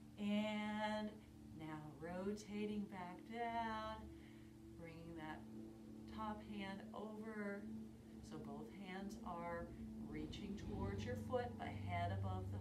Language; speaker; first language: English; native; English